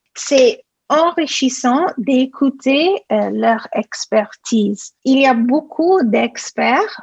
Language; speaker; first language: French; non-native, learner; English